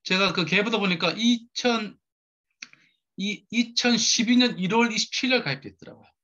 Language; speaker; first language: Korean; native; Korean